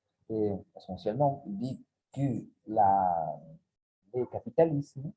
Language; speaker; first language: French; non-native, learner; Spanish